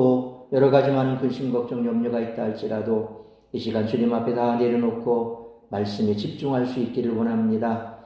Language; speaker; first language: Korean; native; Korean